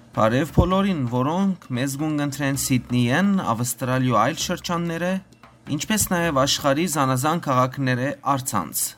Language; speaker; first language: Armenian; early bilingual, heritage; Armenian